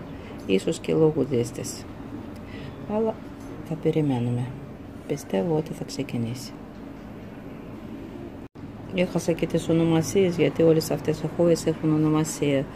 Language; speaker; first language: Greek; non-native, fluent; Russian